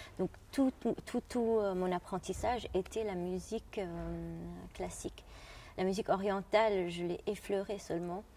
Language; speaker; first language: French; non-native, fluent; Arabic